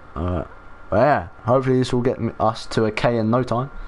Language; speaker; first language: English; native; English